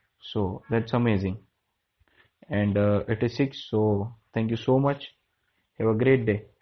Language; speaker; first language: English; non-native, local second language; Gujarati